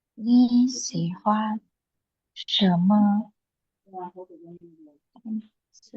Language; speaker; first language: Chinese; non-native, learner; Indonesian